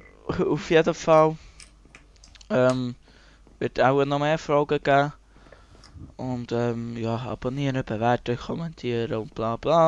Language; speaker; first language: German; native; German